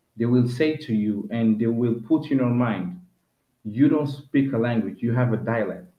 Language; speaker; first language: English; non-native, fluent; Kabuverdianu